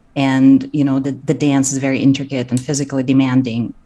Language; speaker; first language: English; non-native, fluent; Russian